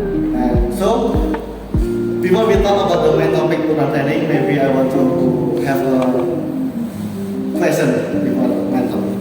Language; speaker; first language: English; non-native, learner; Indonesian